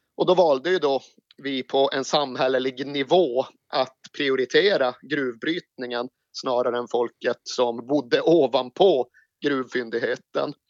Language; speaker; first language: Swedish; native; Swedish